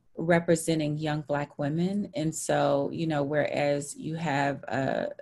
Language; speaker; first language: English; native; English